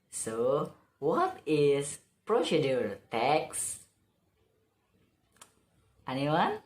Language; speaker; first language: English; non-native, learner; Indonesian